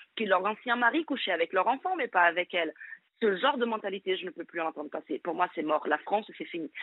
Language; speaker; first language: French; non-native, fluent; Portuguese